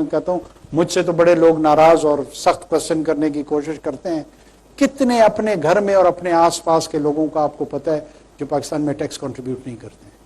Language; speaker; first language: Urdu; non-native, local second language; Pashto